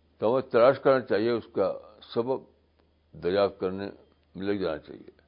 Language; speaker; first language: Urdu; native; Urdu